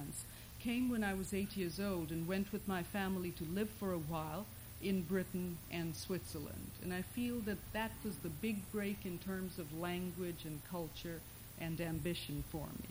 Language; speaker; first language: English; non-native, local second language; Bangla